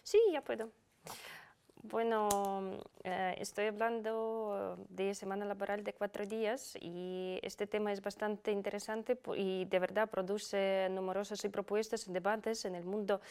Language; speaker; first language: Spanish; non-native, fluent; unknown